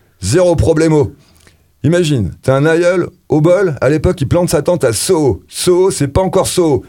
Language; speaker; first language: French; native; French